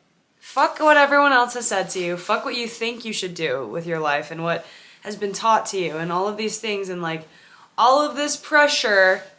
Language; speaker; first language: English; native; English